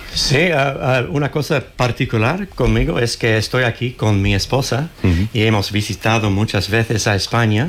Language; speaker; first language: Spanish; non-native, fluent; English